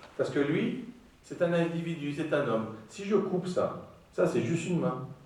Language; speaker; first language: French; non-native, fluent; Greek